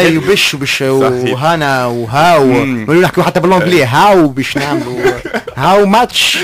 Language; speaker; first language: Arabic; native; Arabic